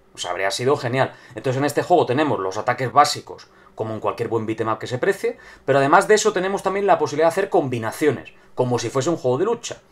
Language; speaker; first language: Spanish; native; Spanish